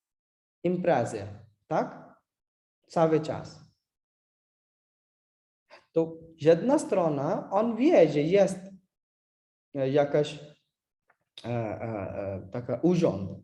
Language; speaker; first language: Polish; non-native, learner; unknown